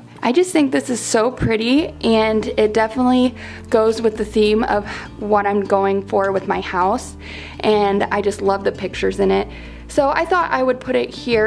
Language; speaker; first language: English; native; English